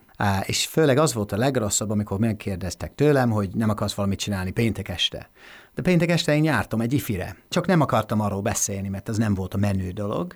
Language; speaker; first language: Hungarian; non-native, fluent; English